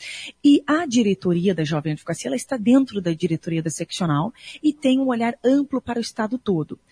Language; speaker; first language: Portuguese; native; Portuguese